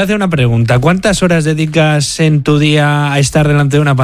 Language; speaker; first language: Spanish; native; Spanish